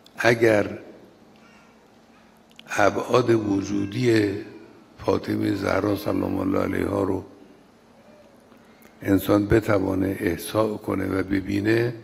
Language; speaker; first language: Persian; native; Persian